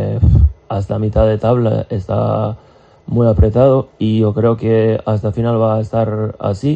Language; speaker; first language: Spanish; non-native, fluent; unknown